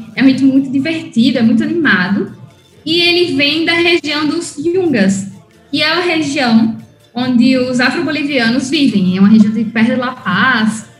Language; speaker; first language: Portuguese; early bilingual, heritage; Spanish